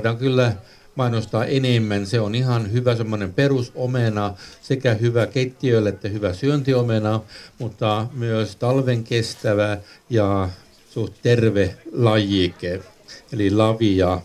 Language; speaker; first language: Finnish; non-native, local second language; Swedish